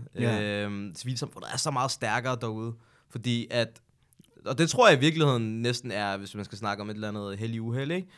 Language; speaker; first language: Danish; native; Danish